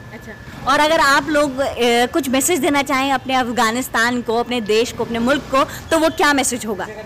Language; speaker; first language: Hindi; native; Hindi